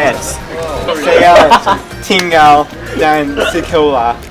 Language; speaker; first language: Indonesian; early bilingual, other home language; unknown